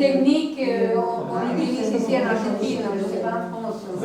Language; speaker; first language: French; non-native, fluent; Spanish